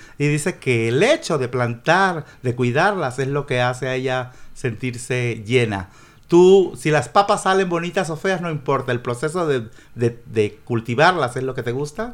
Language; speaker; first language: Spanish; native; Spanish